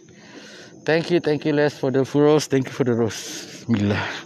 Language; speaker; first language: English; non-native, local second language; Malay